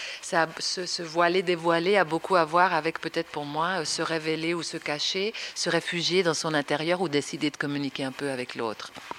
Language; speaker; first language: French; native; French